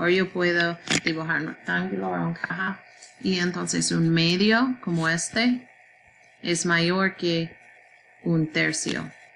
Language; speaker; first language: Spanish; non-native, learner; English